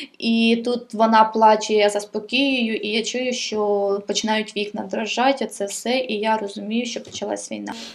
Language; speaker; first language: Ukrainian; native; Ukrainian